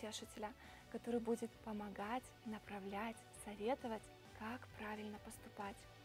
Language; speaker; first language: Russian; native; Russian